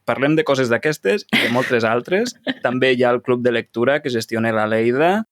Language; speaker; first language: Catalan; native; Catalan